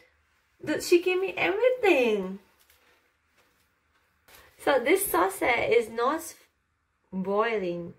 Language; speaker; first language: English; non-native, learner; Thai